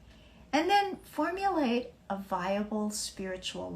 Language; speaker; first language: English; native; English